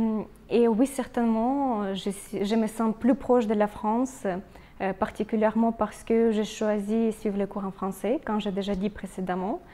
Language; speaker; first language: French; non-native, fluent; Ukrainian